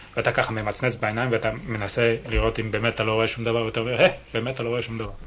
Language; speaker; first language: Hebrew; non-native, fluent; French